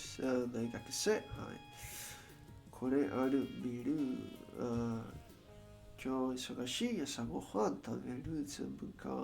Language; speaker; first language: Japanese; non-native, learner; Spanish